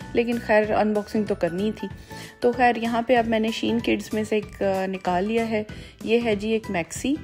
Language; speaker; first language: Urdu; native; Urdu